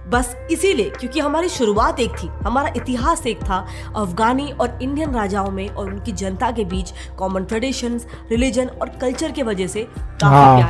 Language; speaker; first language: Hindi; native; Hindi